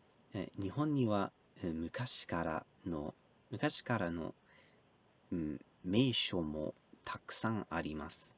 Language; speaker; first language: Japanese; non-native, learner; English